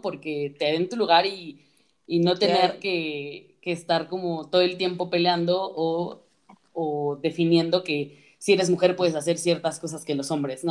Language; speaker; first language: Spanish; native; Spanish